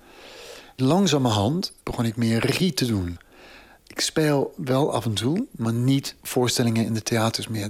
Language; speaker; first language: Dutch; non-native, fluent; English